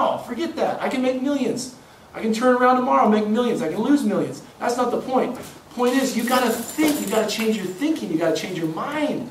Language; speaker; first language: English; native; English